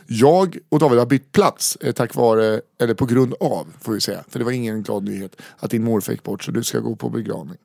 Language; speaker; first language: Swedish; native; Swedish